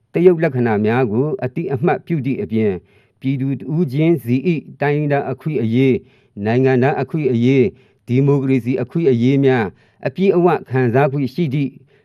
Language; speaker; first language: Burmese; non-native, local second language; Mon